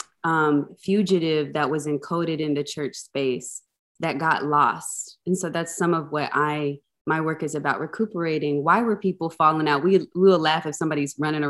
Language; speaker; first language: English; native; English